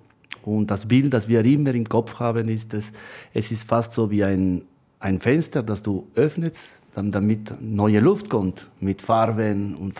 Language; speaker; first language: German; non-native, fluent; Spanish